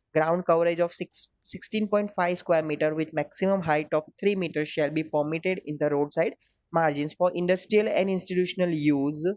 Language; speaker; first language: English; non-native, local second language; Gujarati